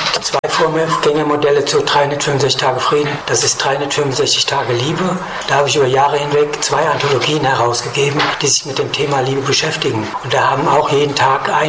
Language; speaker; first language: German; native; German